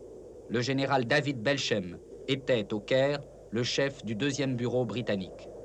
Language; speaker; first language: French; native; French